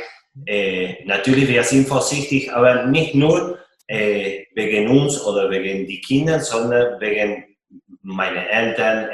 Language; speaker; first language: German; non-native, fluent; Spanish